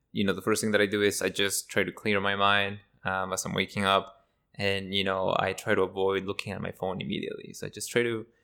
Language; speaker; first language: English; early bilingual, other home language; Spanish